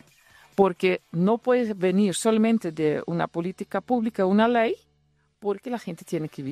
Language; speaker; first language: Spanish; non-native, fluent; Dutch